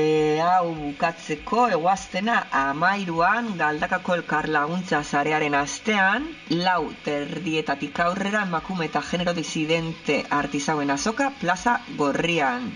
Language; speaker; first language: Basque; native; Basque